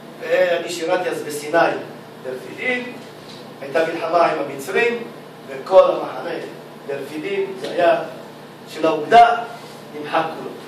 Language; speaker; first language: Hebrew; early bilingual, other home language; Arabic